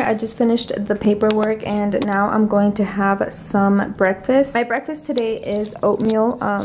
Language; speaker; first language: English; early bilingual, other home language; Spanish